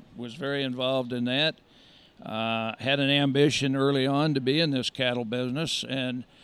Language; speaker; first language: English; native; English